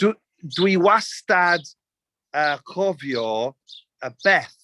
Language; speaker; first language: Welsh; non-native, learner; English